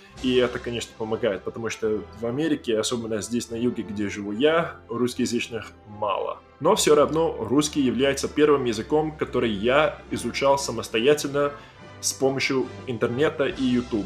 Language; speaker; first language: Russian; non-native, fluent; English